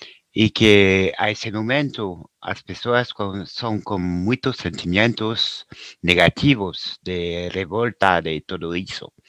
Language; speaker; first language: Spanish; non-native, learner; Portuguese